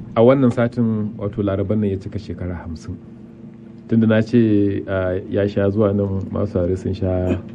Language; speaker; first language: Hausa; native; Hausa